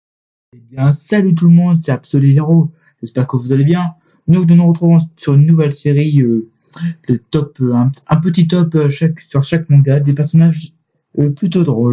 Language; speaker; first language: French; native; French